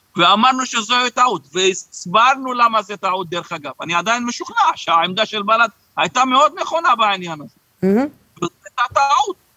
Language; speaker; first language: Hebrew; non-native, local second language; Arabic